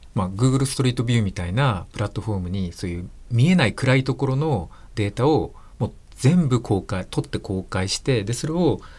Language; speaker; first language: Japanese; native; Japanese